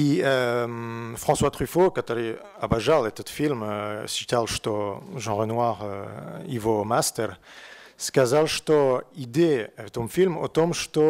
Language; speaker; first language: Russian; non-native, learner; French